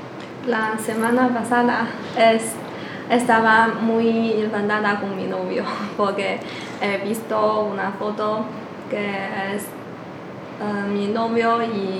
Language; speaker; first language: Spanish; non-native, learner; Chinese